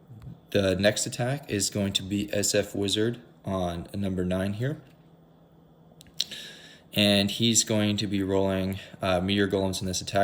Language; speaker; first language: English; native; English